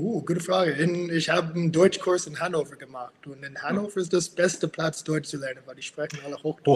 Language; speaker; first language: German; non-native, fluent; English